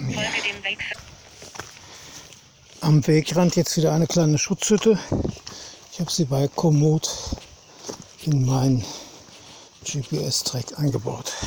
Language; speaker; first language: German; native; German